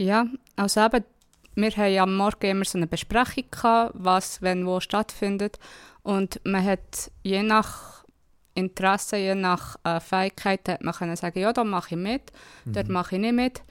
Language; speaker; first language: German; native; German